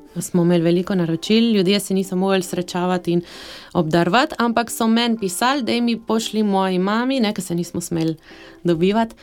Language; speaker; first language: Slovenian; early bilingual, heritage; Slovenian